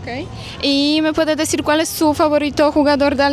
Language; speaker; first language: Spanish; non-native, fluent; Polish